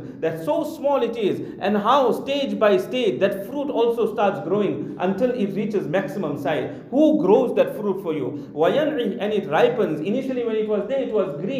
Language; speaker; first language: English; non-native, local second language; Urdu